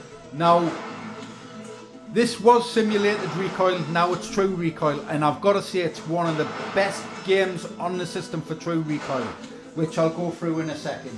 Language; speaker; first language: English; native; English